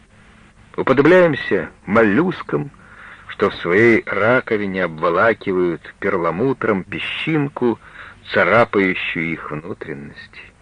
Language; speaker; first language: Russian; native; Russian